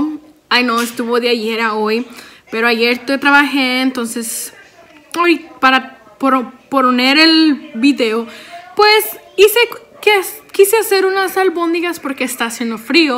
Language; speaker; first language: Spanish; early bilingual, heritage; Spanish